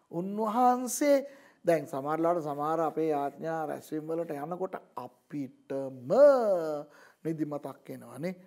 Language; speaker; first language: Sinhala; non-native, local second language; Tamil